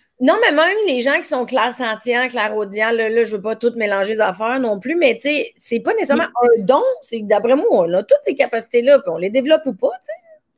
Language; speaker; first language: French; native; French